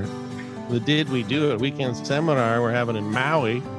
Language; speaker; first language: English; native; English